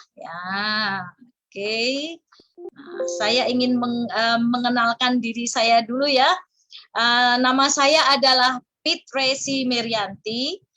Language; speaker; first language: Indonesian; native; Indonesian